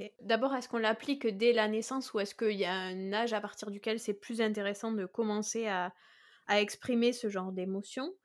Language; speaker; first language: French; native; French